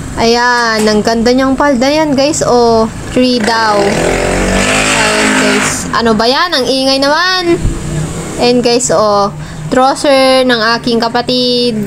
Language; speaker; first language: Filipino; non-native, local second language; Iloko